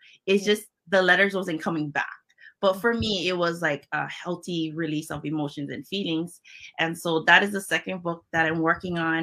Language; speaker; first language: English; early bilingual, other home language; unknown